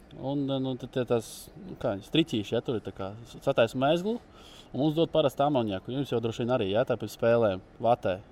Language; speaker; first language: Latvian; native; Latvian